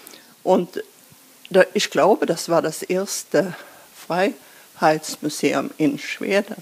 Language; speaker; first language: German; non-native, learner; Swedish